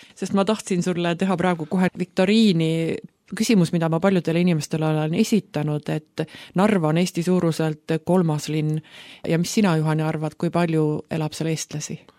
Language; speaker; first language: Estonian; native; Estonian